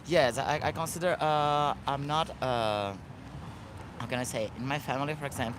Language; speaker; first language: English; non-native, learner; Portuguese